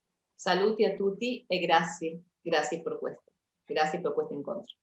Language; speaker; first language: Italian; early bilingual, heritage; Spanish